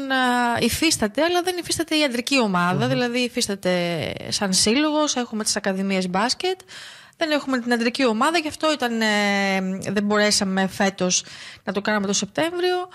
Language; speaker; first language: Greek; native; Greek